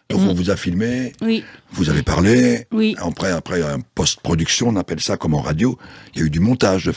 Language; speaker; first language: French; native; French